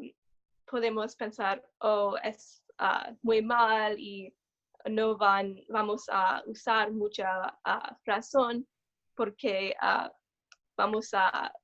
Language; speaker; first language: Spanish; non-native, learner; English